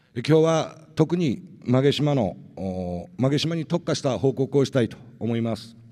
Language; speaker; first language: Japanese; native; Japanese